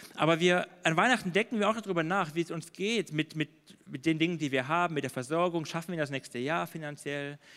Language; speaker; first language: German; native; German